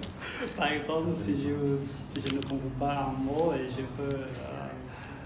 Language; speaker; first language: French; non-native, learner; Khmer